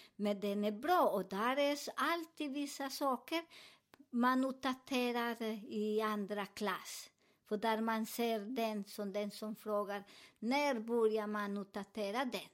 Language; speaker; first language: Swedish; non-native, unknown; Spanish